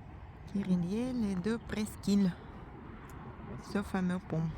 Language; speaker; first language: French; non-native, fluent; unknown